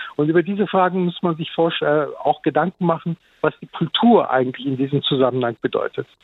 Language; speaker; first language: German; early bilingual, other home language; Turkish